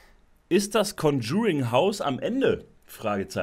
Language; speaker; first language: German; native; German